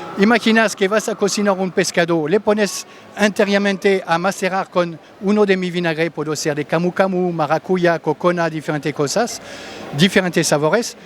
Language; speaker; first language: Spanish; non-native, fluent; French